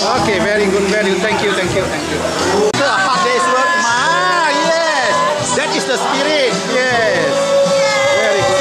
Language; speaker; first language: English; non-native, local second language; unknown